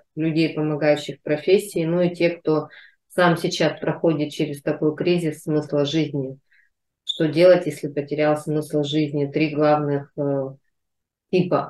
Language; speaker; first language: Russian; native; Russian